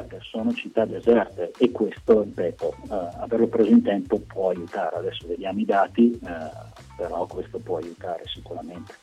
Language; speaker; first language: Italian; native; Italian